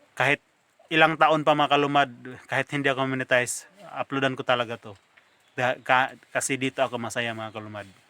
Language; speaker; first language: Filipino; non-native, local second language; Cebuano